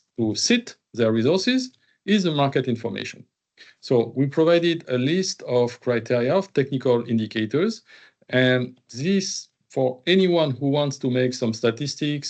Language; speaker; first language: English; non-native, fluent; French